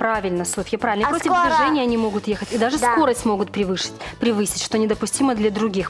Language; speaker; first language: Russian; native; Russian